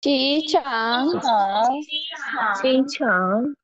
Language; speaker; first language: Chinese; non-native, learner; Urdu